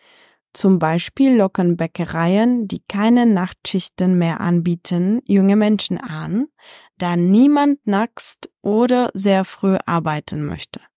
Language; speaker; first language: German; non-native, fluent; Czech